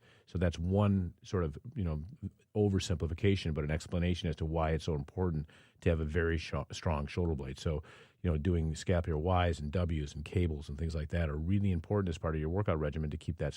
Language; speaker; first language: English; native; English